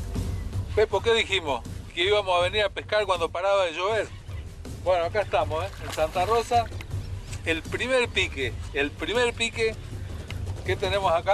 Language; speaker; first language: Spanish; native; Spanish